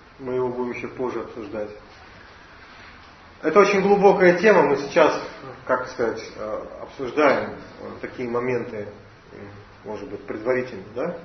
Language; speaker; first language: Russian; native; Russian